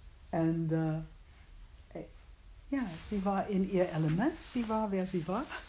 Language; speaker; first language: German; non-native, fluent; English